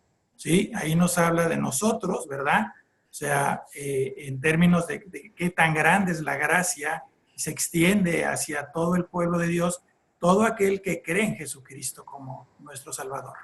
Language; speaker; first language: Spanish; native; Spanish